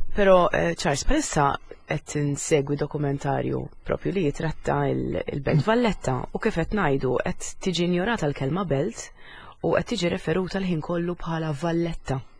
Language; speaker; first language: Maltese; native; Maltese